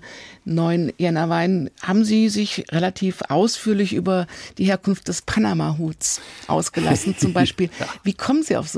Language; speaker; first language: German; native; German